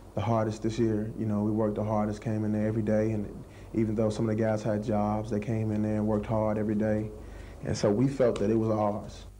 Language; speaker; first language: English; native; English